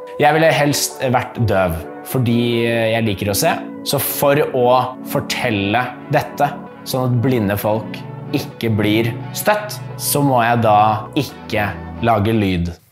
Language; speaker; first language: Norwegian; early bilingual, other home language; English